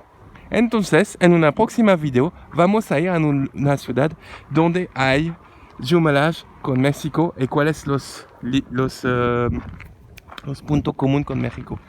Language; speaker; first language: Spanish; non-native, learner; French